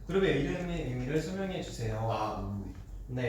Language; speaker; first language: Korean; native; Korean